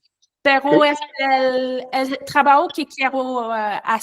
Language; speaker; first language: Spanish; non-native, learner; French